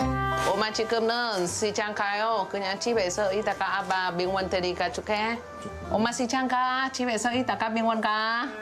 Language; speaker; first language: Korean; non-native, learner; Vietnamese